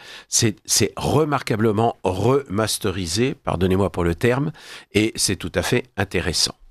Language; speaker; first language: French; native; French